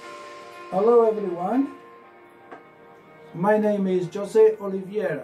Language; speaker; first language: English; non-native, learner; Portuguese